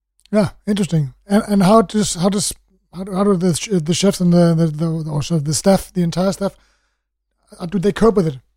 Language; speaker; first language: English; non-native, fluent; Danish